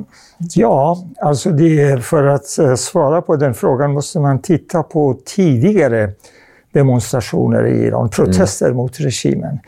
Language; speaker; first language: Swedish; non-native, fluent; Persian